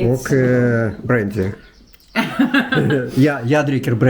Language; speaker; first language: Swedish; non-native, learner; Russian